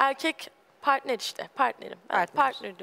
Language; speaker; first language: Turkish; native; Turkish